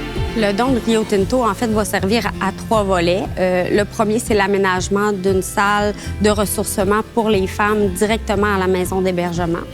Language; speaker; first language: French; native; French